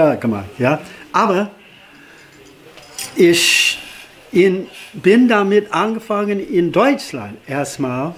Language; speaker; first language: German; non-native, fluent; English